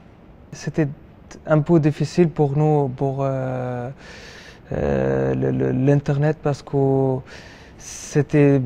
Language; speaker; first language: French; non-native, learner; Arabic